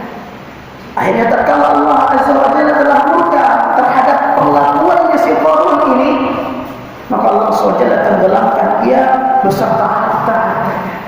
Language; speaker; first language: Indonesian; native; Indonesian